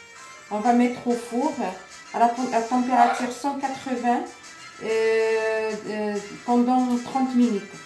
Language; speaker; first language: French; non-native, local second language; Arabic